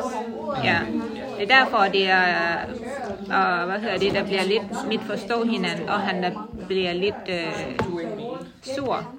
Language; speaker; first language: Danish; non-native, learner; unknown